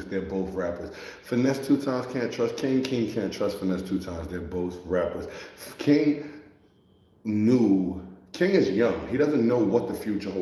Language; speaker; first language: English; native; English